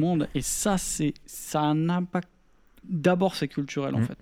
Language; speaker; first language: French; native; French